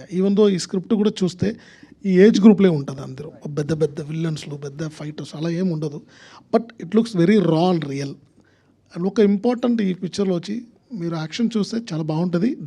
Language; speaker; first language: Telugu; non-native, learner; Tamil